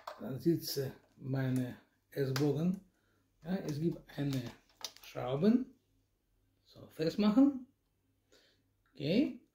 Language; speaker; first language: German; non-native, learner; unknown